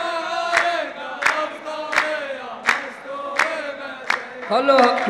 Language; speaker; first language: Arabic; native; Arabic